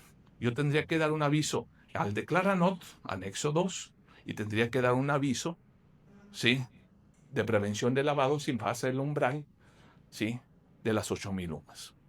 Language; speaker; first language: Spanish; native; Spanish